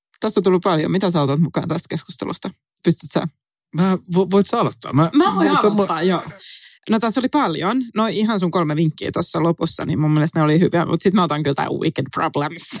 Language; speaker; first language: Finnish; native; Finnish